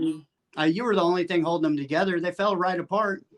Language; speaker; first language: English; native; English